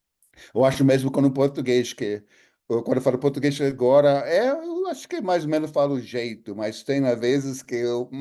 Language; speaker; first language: Portuguese; non-native, fluent; English